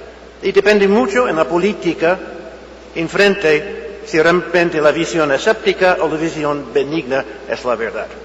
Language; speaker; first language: Spanish; non-native, fluent; English